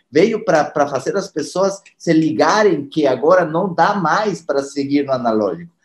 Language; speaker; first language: Portuguese; non-native, fluent; Spanish